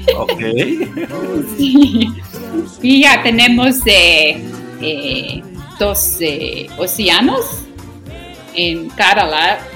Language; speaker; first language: Spanish; non-native, learner; Afrikaans